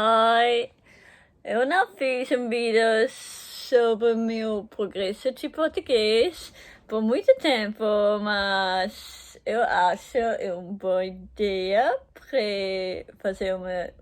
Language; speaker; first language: Portuguese; non-native, learner; German